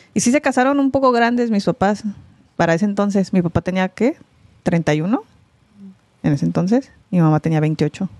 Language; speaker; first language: Spanish; early bilingual, other home language; Korean